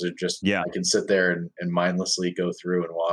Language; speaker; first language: English; native; English